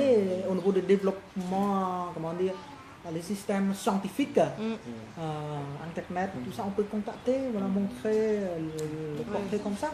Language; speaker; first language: French; non-native, fluent; Khmer